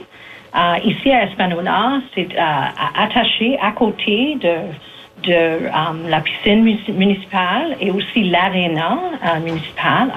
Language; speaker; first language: French; native; French